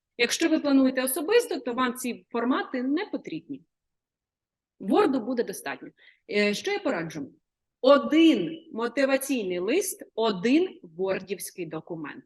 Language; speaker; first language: Ukrainian; native; Ukrainian